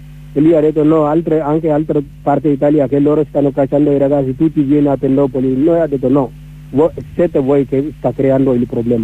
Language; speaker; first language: Italian; non-native, learner; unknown